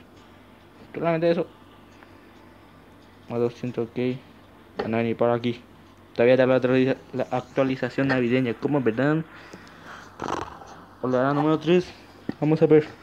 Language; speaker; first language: Spanish; native; Spanish